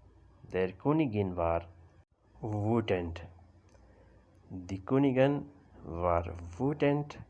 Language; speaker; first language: German; non-native, learner; Urdu